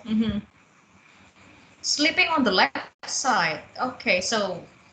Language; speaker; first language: English; non-native, fluent; Indonesian